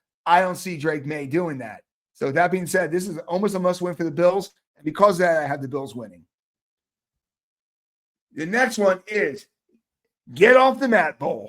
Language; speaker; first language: English; native; English